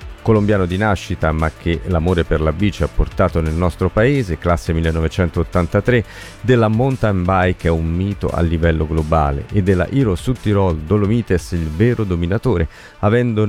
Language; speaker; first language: Italian; native; Italian